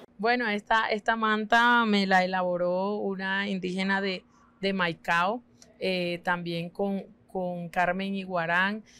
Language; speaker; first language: Spanish; non-native, local second language; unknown